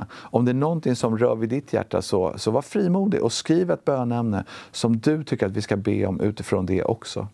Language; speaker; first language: Swedish; native; Swedish